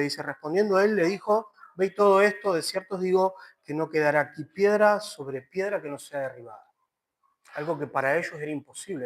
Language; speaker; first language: Spanish; native; Spanish